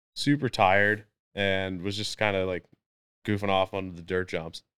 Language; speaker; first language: English; native; English